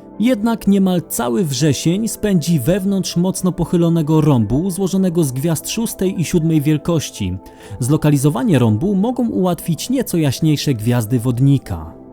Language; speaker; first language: Polish; native; Polish